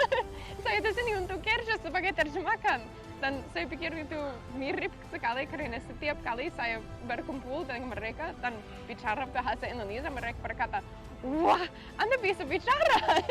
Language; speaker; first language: Indonesian; non-native, learner; English